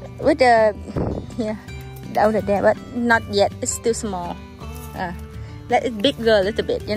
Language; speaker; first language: English; non-native, learner; Vietnamese